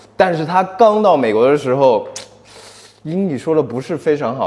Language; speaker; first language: Chinese; early bilingual, heritage; Chinese